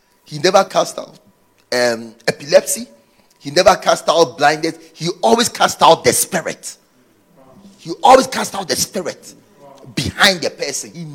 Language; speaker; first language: English; non-native, local second language; Akan